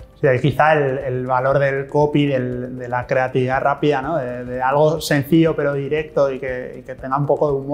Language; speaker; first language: Spanish; native; Spanish